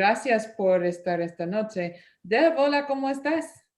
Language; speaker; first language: Spanish; non-native, fluent; English